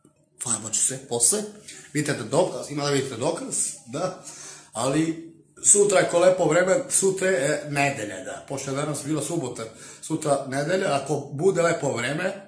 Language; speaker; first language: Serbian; non-native, local second language; Romany